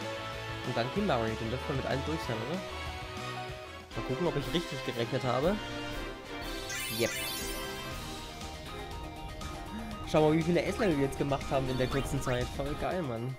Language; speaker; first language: German; native; German